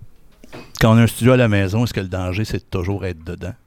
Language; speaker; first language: French; native; French